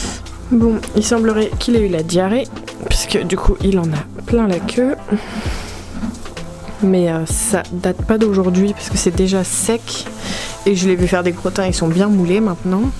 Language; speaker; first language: French; native; French